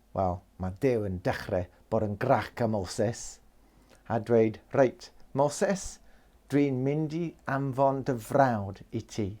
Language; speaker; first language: Welsh; non-native, local second language; English